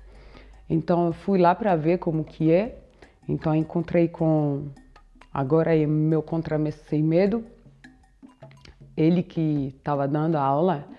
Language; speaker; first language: Portuguese; non-native, fluent; French